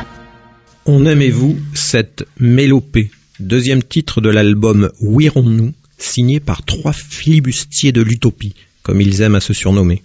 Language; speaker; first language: French; native; French